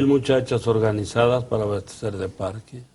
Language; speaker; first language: Spanish; native; Spanish